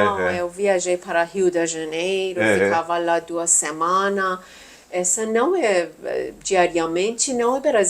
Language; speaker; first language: Portuguese; non-native, learner; Persian